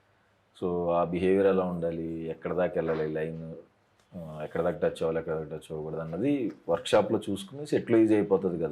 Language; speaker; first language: Telugu; native; Telugu